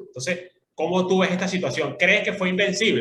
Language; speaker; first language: Spanish; native; Spanish